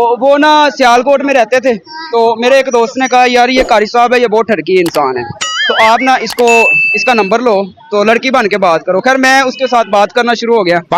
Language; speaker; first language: Hindi; non-native, local second language; Punjabi